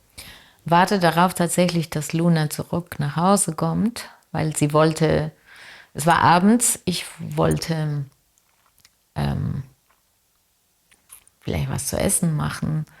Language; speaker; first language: German; non-native, fluent; Spanish